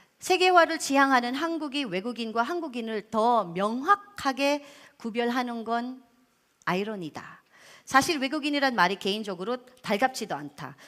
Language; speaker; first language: Korean; non-native, fluent; Filipino